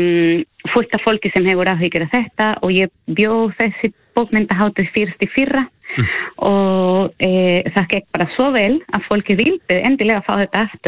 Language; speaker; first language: Icelandic; non-native, learner; Spanish